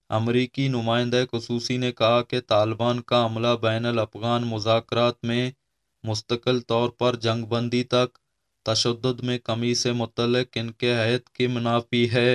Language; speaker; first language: Urdu; non-native, local second language; Baluchi